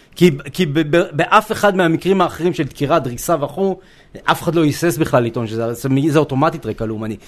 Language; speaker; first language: Hebrew; native; Hebrew